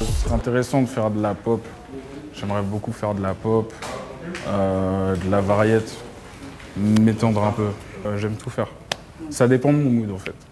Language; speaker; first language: French; native; French